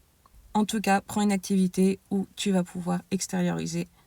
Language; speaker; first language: French; native; French